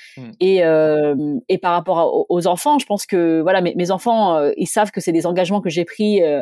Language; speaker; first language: French; early bilingual, other home language; Chinese